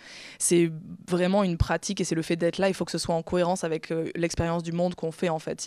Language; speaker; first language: French; native; French